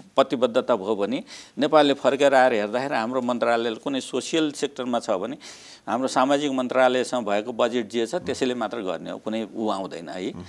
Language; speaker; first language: Nepali; native; Nepali